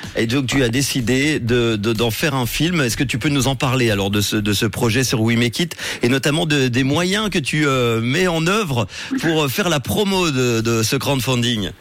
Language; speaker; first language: French; non-native, fluent; Persian